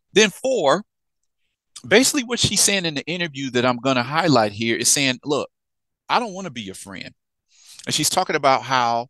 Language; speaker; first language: English; native; English